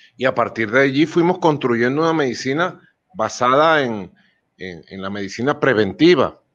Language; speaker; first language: Spanish; native; Spanish